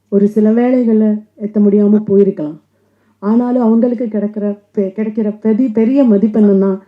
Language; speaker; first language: Tamil; non-native, local second language; Malayalam